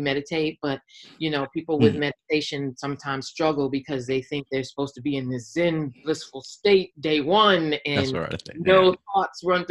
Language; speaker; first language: English; native; English